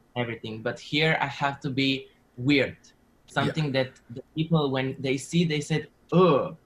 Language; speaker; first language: English; non-native, learner; Slovenian